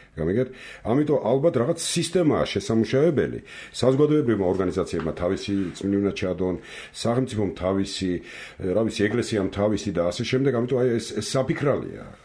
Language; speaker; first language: Georgian; non-native, local second language; Armenian